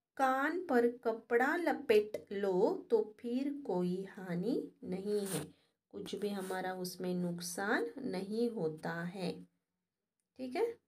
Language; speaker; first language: Hindi; non-native, local second language; Marathi